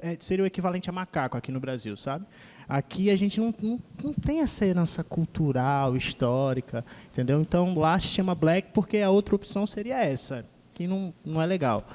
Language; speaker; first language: Portuguese; native; Portuguese